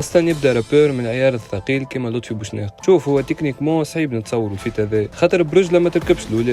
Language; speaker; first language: Arabic; native; Arabic